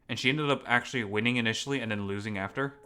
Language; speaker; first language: English; native; English